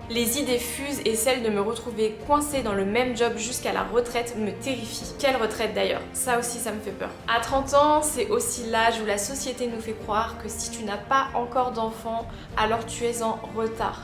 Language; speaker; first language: French; native; French